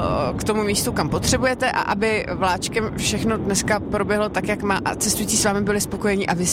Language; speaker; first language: Czech; native; Czech